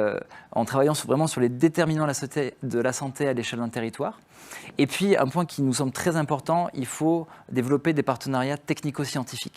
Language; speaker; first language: French; native; French